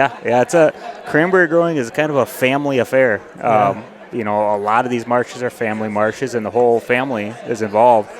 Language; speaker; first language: English; native; English